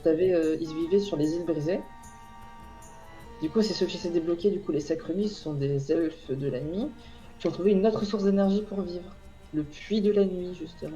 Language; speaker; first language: French; native; French